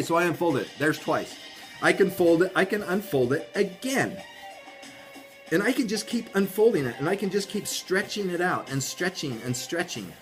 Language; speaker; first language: English; native; English